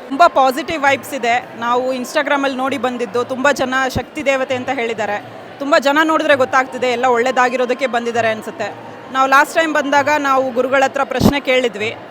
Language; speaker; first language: Kannada; native; Kannada